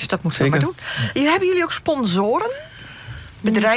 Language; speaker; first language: Dutch; native; Dutch